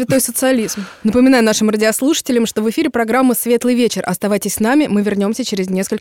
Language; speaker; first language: Russian; native; Russian